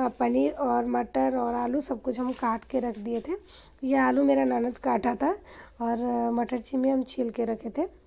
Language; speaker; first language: Hindi; non-native, local second language; Bangla